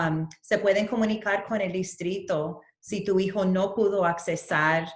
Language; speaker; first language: Spanish; early bilingual, heritage; Spanish